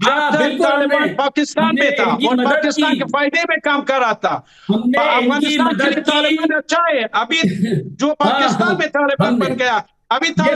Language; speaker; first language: Hindi; non-native, fluent; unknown